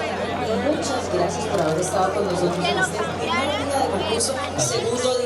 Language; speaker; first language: Spanish; native; Spanish